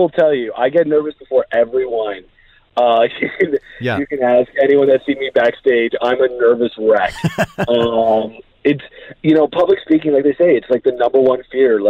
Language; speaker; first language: English; native; English